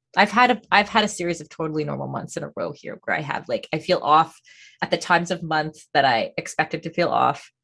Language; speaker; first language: English; native; English